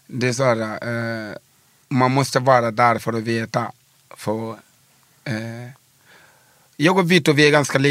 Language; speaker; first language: Swedish; early bilingual, other home language; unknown